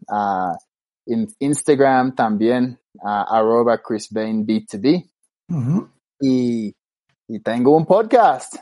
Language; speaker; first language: Spanish; non-native, fluent; English